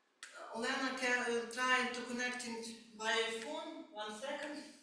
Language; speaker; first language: English; non-native, learner; Ukrainian